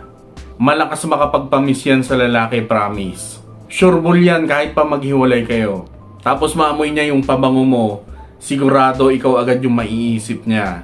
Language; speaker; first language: Filipino; native; Filipino